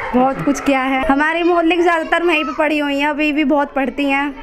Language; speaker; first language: Hindi; native; Hindi